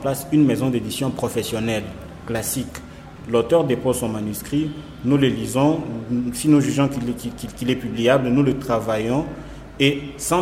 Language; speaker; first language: French; non-native, local second language; Swahili